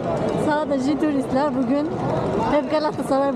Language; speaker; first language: Turkish; non-native, learner; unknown